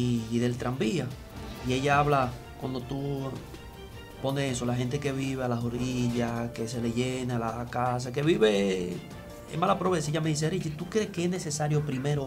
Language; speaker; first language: Spanish; native; Spanish